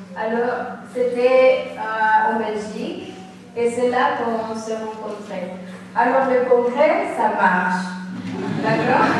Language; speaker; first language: French; non-native, local second language; Spanish